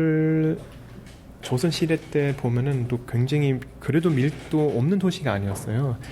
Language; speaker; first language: Korean; early bilingual, heritage; Korean